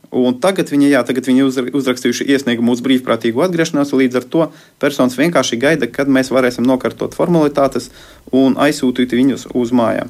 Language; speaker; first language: Latvian; non-native, local second language; Russian